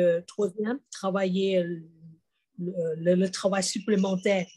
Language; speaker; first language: French; non-native, fluent; Thai